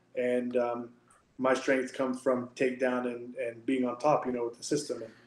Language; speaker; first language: English; native; English